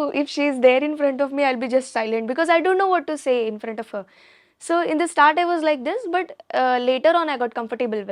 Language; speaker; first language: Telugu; non-native, learner; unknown